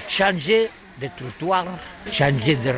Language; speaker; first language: French; non-native, learner; Catalan